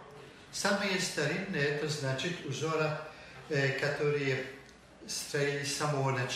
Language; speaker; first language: Russian; non-native, fluent; Polish